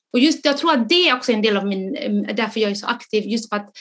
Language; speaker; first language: Swedish; early bilingual, other home language; Somali